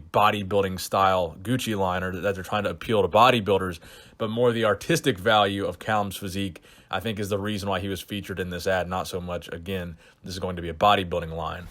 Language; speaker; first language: English; native; English